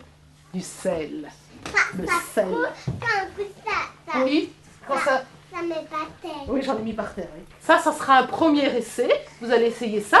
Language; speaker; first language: French; native; French